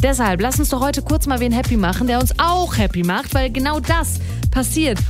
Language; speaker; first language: German; native; German